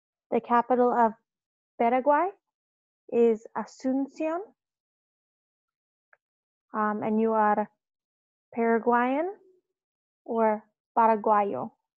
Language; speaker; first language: English; native; English